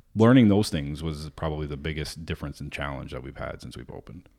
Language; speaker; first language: English; native; English